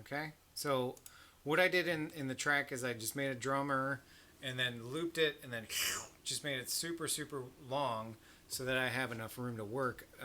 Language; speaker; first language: English; native; English